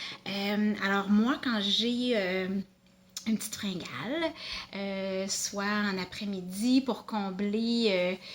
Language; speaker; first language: French; native; French